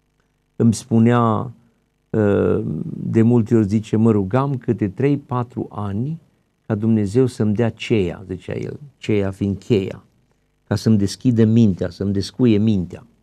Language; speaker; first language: Romanian; native; Romanian